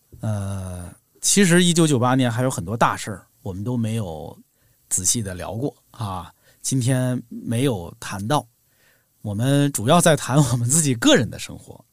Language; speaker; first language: Chinese; native; Chinese